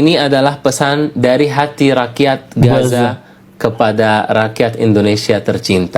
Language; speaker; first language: Indonesian; non-native, fluent; Arabic